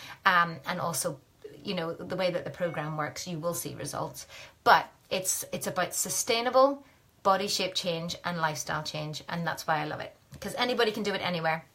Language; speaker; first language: English; native; English